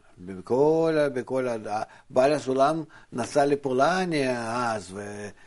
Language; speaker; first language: Hebrew; non-native, fluent; Russian